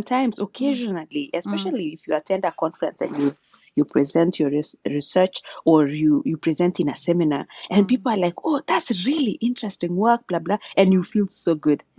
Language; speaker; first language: English; non-native, local second language; Kalenjin